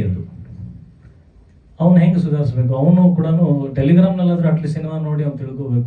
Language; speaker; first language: Kannada; native; Kannada